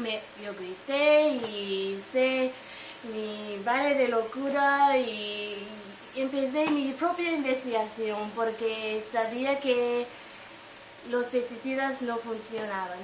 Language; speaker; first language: Spanish; non-native, fluent; English